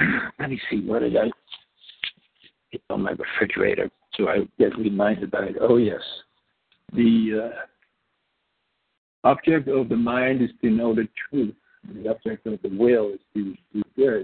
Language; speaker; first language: English; non-native, fluent; Dutch